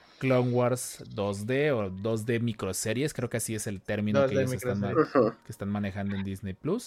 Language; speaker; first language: Spanish; native; Spanish